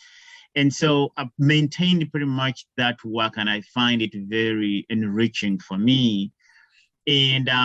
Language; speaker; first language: English; non-native, local second language; Ganda